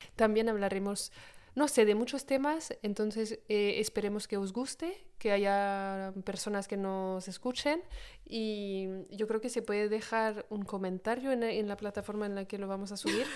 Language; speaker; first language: Spanish; non-native, fluent; French